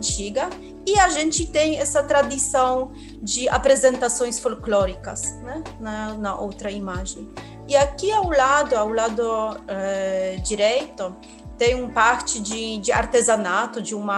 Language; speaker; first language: Portuguese; non-native, fluent; Polish